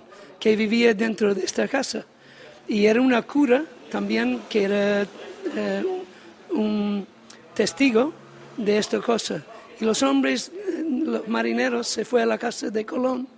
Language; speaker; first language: Spanish; non-native, learner; English